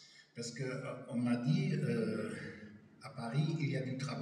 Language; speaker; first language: French; non-native, fluent; German